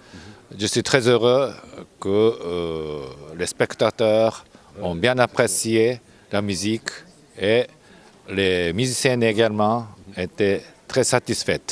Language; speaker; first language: French; non-native, fluent; Japanese